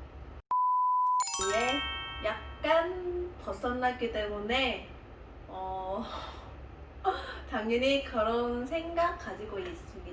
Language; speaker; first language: Korean; non-native, fluent; Vietnamese